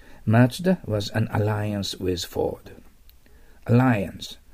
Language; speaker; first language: English; non-native, fluent; Japanese